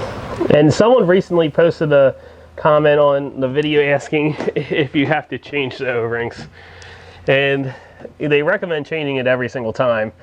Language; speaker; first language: English; native; English